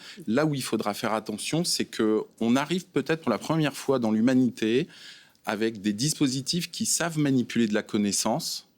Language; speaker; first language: French; native; French